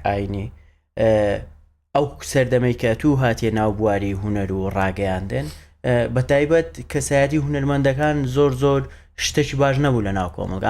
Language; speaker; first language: Central Kurdish; native; Central Kurdish